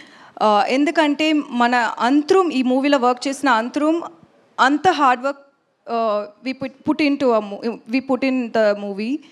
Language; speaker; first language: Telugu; non-native, learner; Tamil